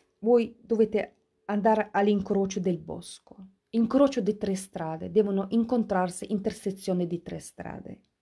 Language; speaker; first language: Italian; non-native, fluent; Russian